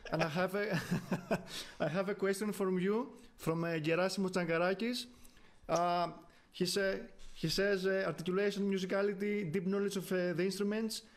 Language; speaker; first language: English; non-native, fluent; Greek